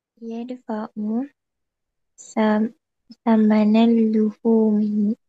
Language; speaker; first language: Arabic; non-native, learner; Malay